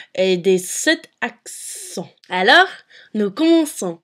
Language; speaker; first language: French; non-native, learner; English